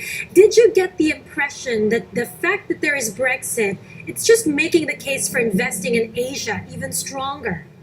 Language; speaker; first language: English; non-native, local second language; Filipino